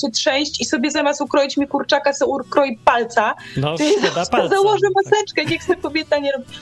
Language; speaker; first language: Polish; native; Polish